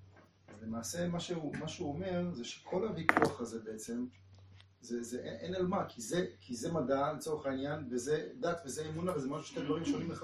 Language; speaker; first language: Hebrew; native; Hebrew